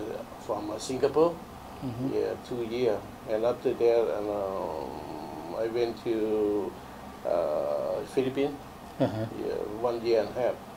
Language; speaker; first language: English; non-native, learner; Lao